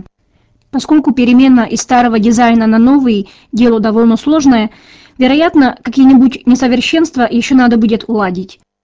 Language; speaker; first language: Russian; native; Russian